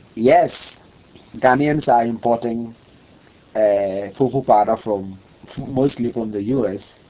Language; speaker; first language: English; non-native, local second language; Akan